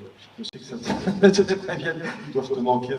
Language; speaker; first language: French; native; French